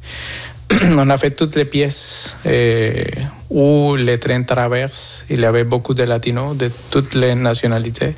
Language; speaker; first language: French; non-native, fluent; Spanish